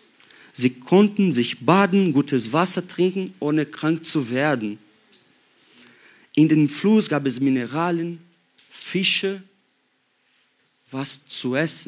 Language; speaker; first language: German; non-native, fluent; Portuguese